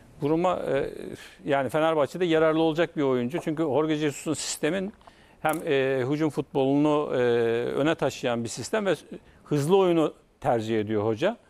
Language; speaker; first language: Turkish; native; Turkish